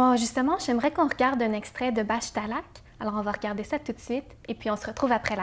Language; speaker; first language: French; native; French